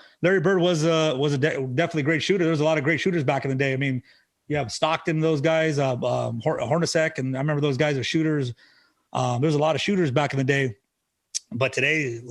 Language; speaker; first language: English; native; English